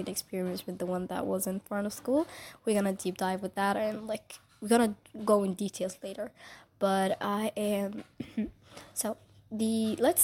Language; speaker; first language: English; non-native, fluent; Somali